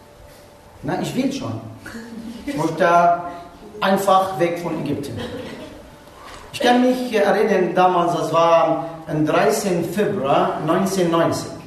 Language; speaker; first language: German; non-native, learner; Arabic